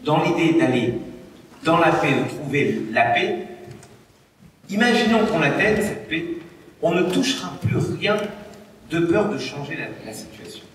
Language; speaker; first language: French; native; French